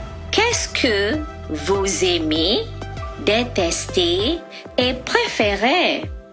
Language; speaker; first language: French; non-native, fluent; Malay